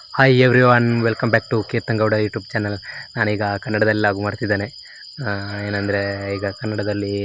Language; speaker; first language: Kannada; non-native, local second language; Tulu